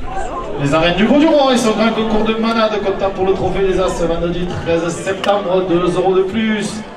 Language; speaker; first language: French; native; French